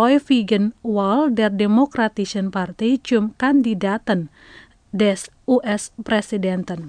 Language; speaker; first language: German; non-native, fluent; Indonesian